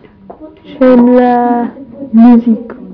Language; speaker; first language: French; non-native, learner; English